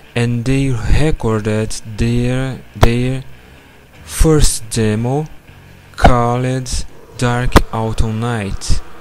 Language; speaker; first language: English; non-native, learner; Portuguese